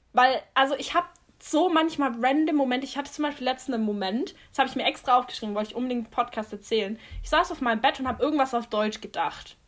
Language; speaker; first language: German; native; German